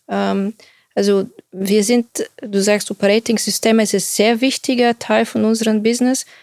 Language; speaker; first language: German; non-native, fluent; Bulgarian